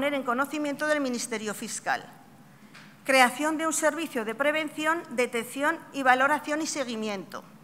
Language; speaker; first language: Spanish; native; Spanish